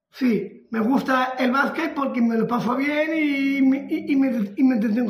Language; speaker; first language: Spanish; non-native, local second language; Catalan